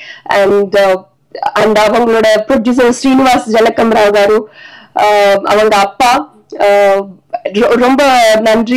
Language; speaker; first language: Tamil; non-native, learner; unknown